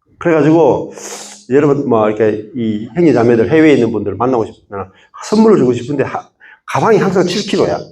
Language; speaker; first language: Korean; native; Korean